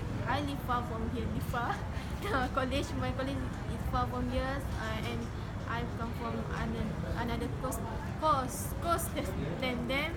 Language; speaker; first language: English; non-native, local second language; Malay